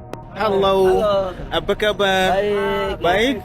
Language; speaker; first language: Indonesian; non-native, fluent; Arabic